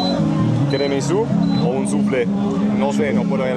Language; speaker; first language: Spanish; non-native, learner; Dutch